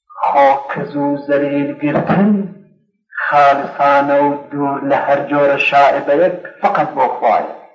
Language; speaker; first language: Central Kurdish; non-native, local second language; Gurani